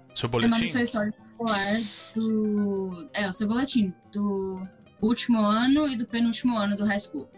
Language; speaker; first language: Portuguese; early bilingual, heritage; English